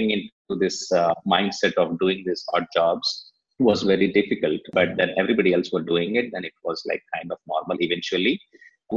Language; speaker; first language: English; non-native, local second language; Telugu